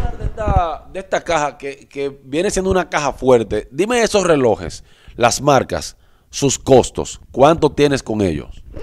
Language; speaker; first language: Spanish; native; Spanish